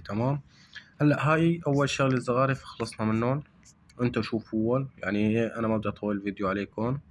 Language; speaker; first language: Arabic; native; Arabic